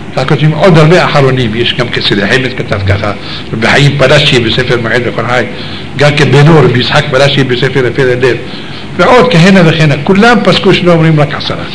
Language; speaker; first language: Hebrew; native; Hebrew